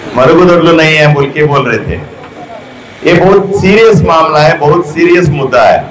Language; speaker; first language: Hindi; non-native, local second language; Telugu